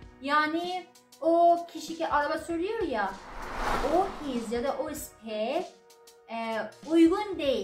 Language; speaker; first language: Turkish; non-native, learner; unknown